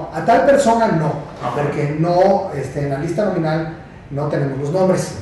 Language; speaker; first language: Spanish; native; Spanish